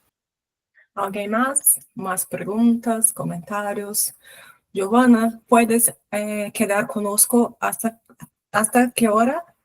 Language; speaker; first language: Spanish; non-native, learner; Portuguese